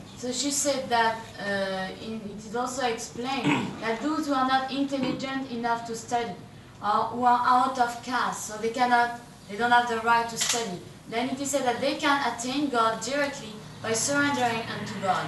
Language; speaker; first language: English; non-native, fluent; French